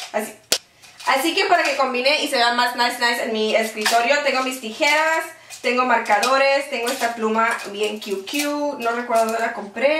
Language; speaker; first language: Spanish; early bilingual, heritage; Spanish